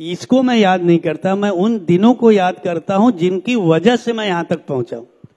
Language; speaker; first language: Hindi; native; Hindi